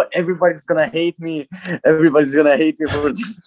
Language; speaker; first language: English; non-native, learner; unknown